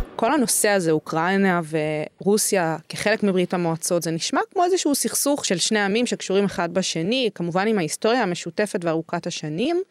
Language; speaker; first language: Hebrew; native; Hebrew